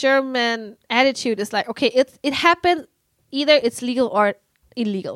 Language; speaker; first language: English; non-native, fluent; German